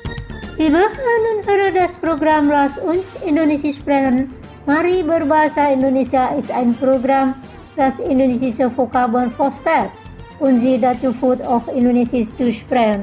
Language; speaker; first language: German; non-native, fluent; Indonesian